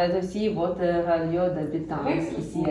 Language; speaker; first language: French; non-native, learner; Ukrainian